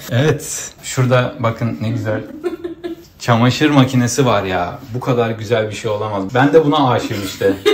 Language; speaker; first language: Turkish; native; Turkish